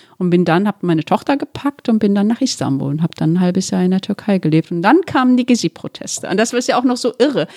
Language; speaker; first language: German; early bilingual, other home language; Turkish